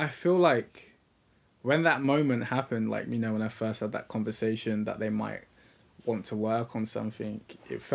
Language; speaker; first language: English; native; English